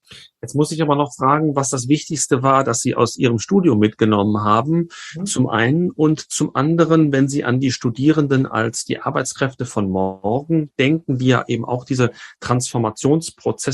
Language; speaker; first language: German; native; German